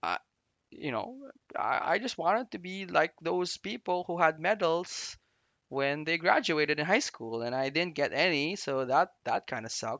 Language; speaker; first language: English; non-native, local second language; Filipino